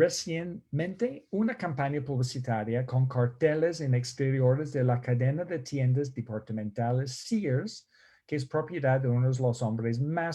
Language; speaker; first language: Spanish; non-native, fluent; English